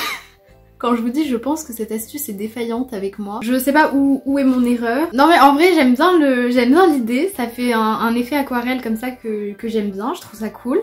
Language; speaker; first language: French; native; French